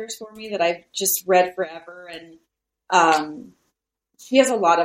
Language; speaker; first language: English; native; English